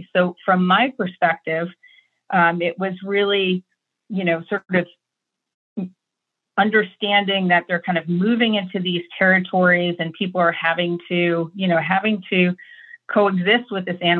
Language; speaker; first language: English; native; English